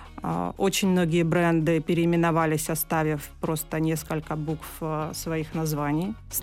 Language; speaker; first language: Russian; native; Russian